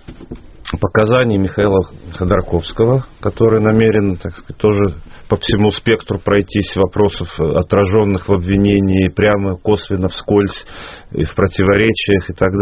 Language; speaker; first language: Russian; native; Russian